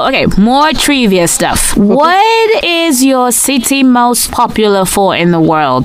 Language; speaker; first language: English; non-native, local second language; Yoruba